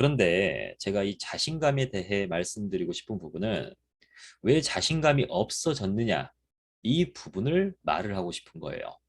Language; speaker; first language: Korean; native; Korean